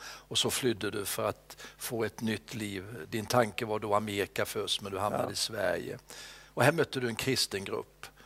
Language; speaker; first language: Swedish; native; Swedish